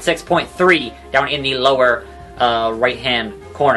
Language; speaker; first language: English; native; English